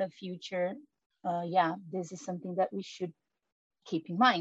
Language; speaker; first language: English; non-native, fluent; Portuguese